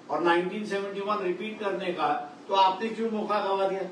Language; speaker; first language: Hindi; non-native, local second language; Marathi